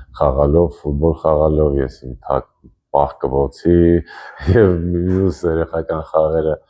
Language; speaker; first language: Armenian; non-native, local second language; Russian